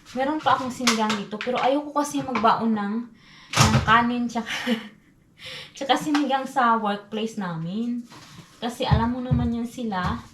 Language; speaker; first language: Filipino; non-native, local second language; Cebuano